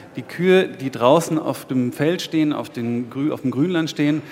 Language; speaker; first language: German; native; German